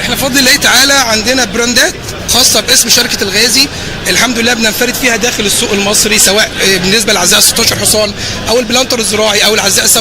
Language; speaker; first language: Arabic; native; Arabic